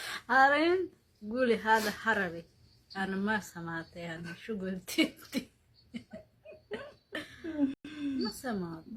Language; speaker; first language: Arabic; non-native, learner; Amharic